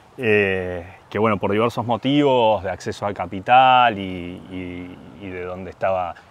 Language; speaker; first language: Spanish; native; Spanish